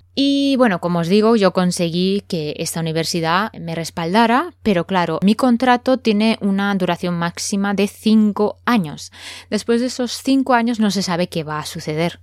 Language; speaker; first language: Spanish; native; Spanish